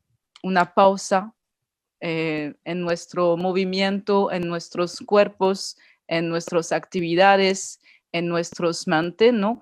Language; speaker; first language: Spanish; non-native, fluent; French